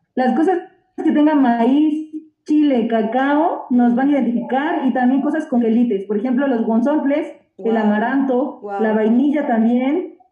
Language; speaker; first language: Spanish; native; Spanish